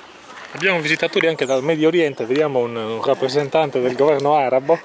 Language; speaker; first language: Italian; native; Italian